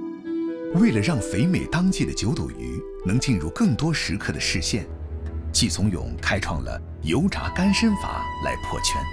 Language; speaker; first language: Chinese; native; Chinese